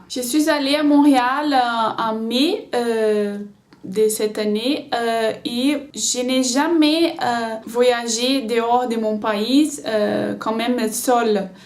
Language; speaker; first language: French; non-native, learner; Portuguese